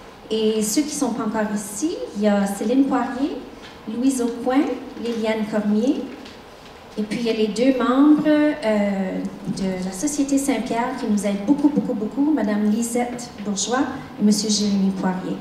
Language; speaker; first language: French; native; French